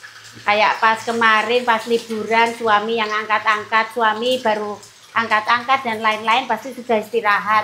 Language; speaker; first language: Indonesian; non-native, local second language; Javanese